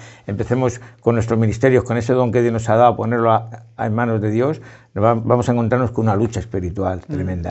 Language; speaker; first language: Spanish; native; Spanish